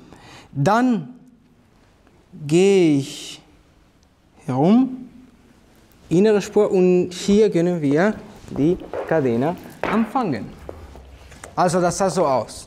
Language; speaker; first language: German; non-native, fluent; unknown